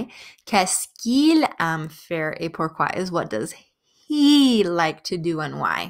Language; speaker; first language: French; non-native, fluent; English